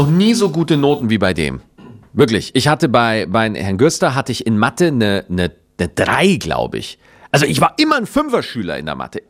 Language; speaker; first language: German; native; German